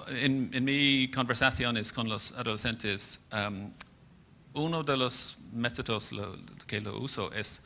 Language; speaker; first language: Spanish; non-native, fluent; English